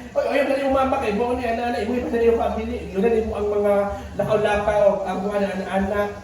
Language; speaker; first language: Filipino; non-native, local second language; Cebuano